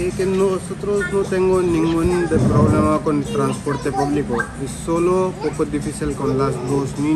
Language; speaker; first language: Spanish; non-native, learner; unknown